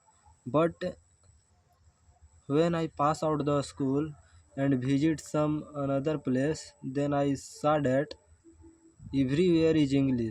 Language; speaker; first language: English; non-native, learner; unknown